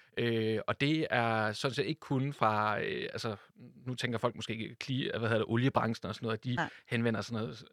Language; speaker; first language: Danish; native; Danish